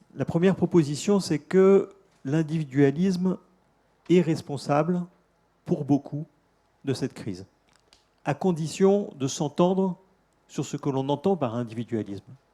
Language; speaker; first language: French; native; French